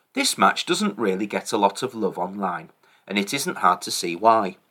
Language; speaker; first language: English; native; English